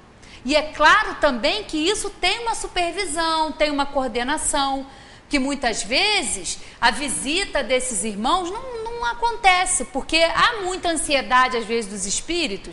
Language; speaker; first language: Portuguese; native; Portuguese